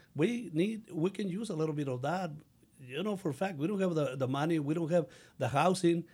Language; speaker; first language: English; non-native, fluent; Spanish